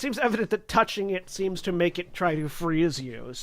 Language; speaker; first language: English; native; English